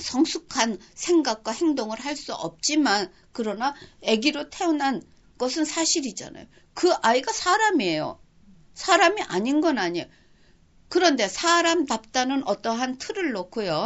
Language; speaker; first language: Korean; native; Korean